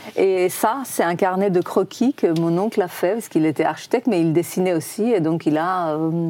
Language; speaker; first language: French; non-native, fluent; Persian